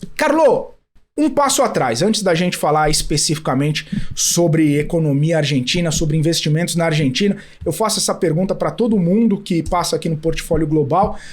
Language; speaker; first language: Portuguese; native; Portuguese